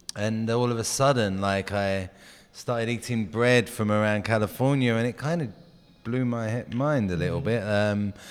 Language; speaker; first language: English; native; English